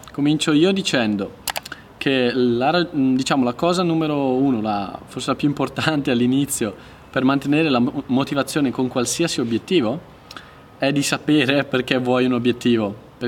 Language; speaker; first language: Italian; native; Italian